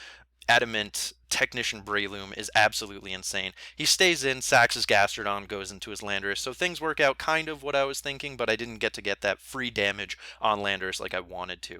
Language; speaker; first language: English; native; English